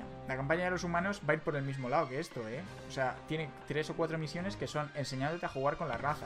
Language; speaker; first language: Spanish; native; Spanish